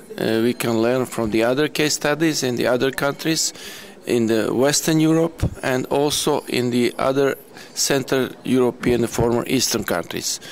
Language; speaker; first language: English; non-native, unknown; Serbian